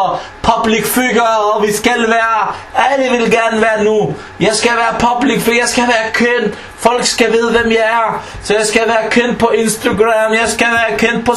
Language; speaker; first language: Danish; non-native, fluent; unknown